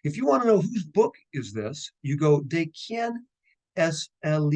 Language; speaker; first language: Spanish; non-native, fluent; English